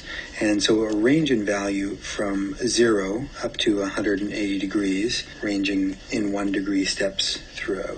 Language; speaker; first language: English; native; English